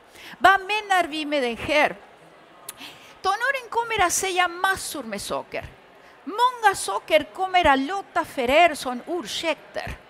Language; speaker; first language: Swedish; early bilingual, other home language; Spanish